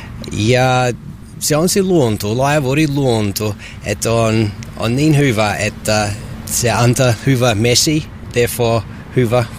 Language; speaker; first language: Finnish; non-native, learner; English